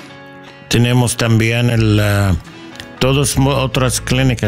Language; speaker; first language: Spanish; non-native, learner; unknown